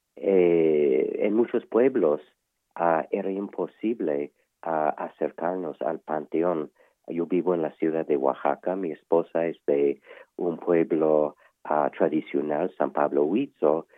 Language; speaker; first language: Spanish; non-native, fluent; English